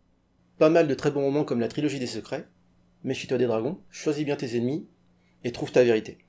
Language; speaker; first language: French; native; French